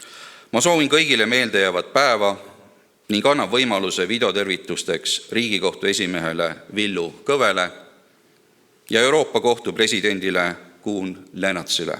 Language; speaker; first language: Estonian; native; Estonian